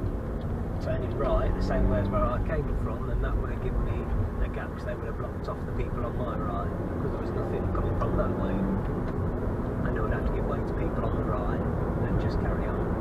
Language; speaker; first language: English; native; English